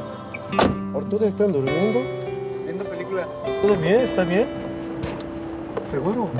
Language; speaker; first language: Spanish; non-native, learner; Korean